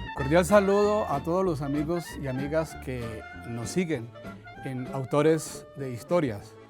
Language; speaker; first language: Spanish; native; Spanish